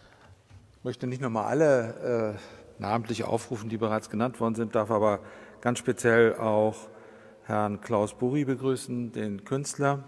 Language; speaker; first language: German; native; German